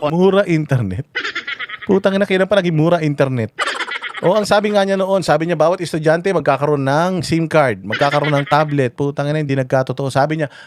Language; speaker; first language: Filipino; native; Filipino